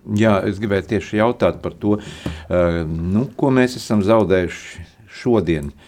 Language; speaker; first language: Latvian; native; Latvian